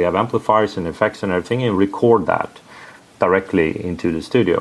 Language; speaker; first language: English; non-native, fluent; Swedish